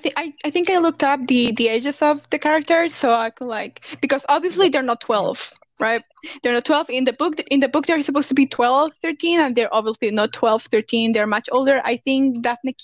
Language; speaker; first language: English; non-native, fluent; Spanish